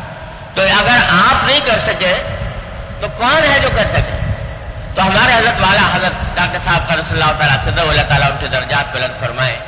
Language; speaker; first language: Urdu; native; Urdu